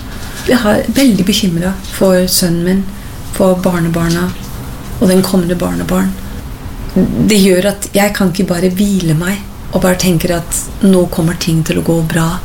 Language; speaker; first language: Norwegian; non-native, fluent; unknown